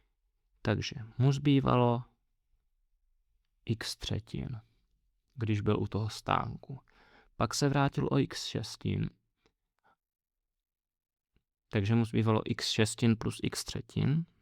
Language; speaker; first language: Czech; native; Czech